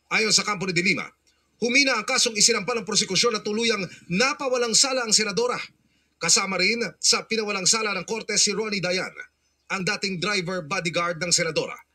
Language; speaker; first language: Filipino; native; Filipino